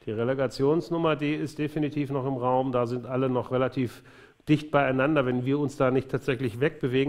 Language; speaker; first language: German; native; German